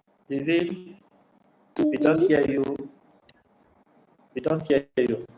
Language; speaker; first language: English; non-native, learner; French